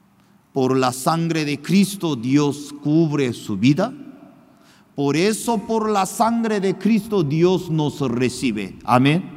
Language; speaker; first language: Spanish; non-native, fluent; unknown